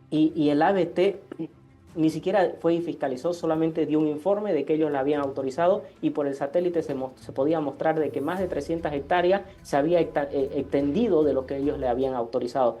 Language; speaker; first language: Spanish; native; Spanish